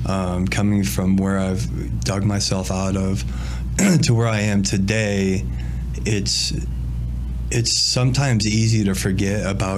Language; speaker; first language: English; native; English